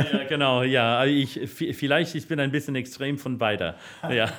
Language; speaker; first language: German; non-native, fluent; English